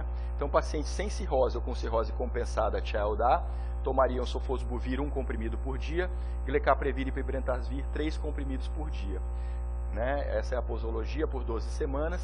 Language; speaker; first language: Portuguese; native; Portuguese